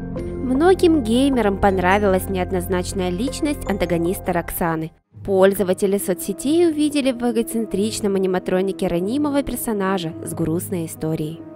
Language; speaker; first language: Russian; native; Russian